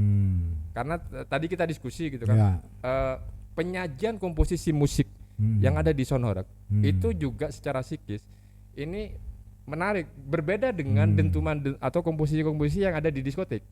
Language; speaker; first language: Indonesian; non-native, local second language; Javanese